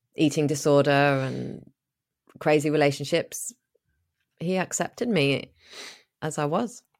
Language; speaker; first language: English; native; English